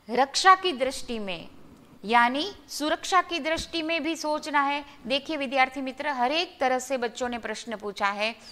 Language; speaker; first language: Hindi; non-native, local second language; Gujarati